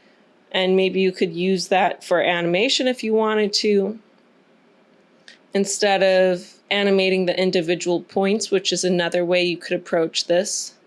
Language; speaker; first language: English; native; English